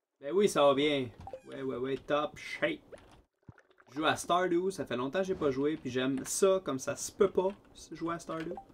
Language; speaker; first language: French; native; French